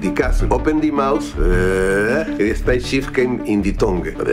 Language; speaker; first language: English; non-native, learner; Spanish